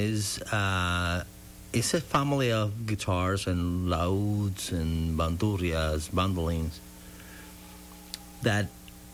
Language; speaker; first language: English; non-native, fluent; Spanish